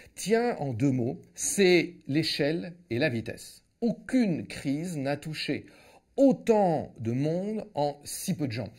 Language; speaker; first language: French; native; French